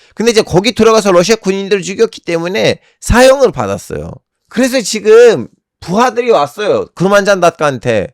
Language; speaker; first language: Korean; non-native, fluent; Turkish